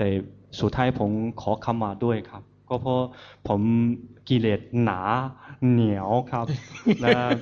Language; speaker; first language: Thai; non-native, fluent; Chinese